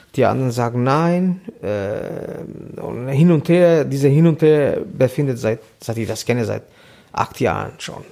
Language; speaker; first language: German; non-native, fluent; Albanian